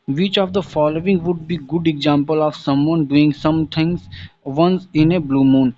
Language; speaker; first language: English; non-native, local second language; Hindi